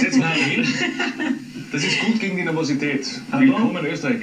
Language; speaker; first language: German; native; German